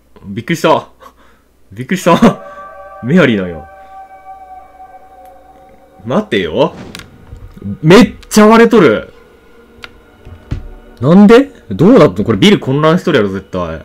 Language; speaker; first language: Japanese; native; Japanese